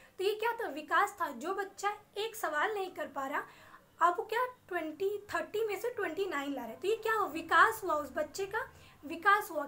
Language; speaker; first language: Hindi; native; Hindi